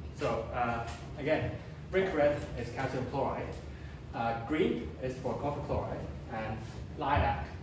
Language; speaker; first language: English; non-native, local second language; Chinese